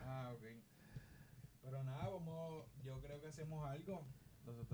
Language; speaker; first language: Spanish; early bilingual, heritage; Spanish